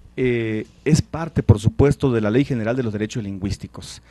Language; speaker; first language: Spanish; non-native, local second language; Tzeltal